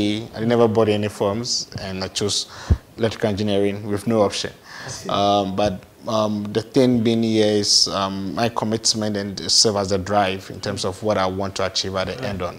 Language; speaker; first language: English; non-native, local second language; Akan